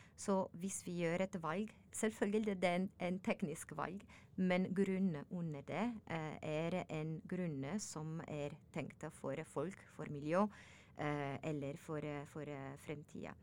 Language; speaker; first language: Norwegian; non-native, learner; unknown